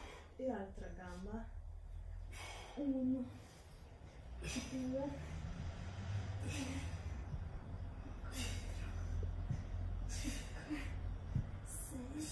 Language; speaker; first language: Italian; non-native, learner; Russian